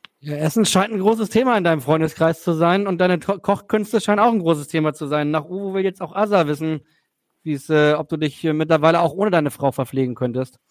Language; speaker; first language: German; native; German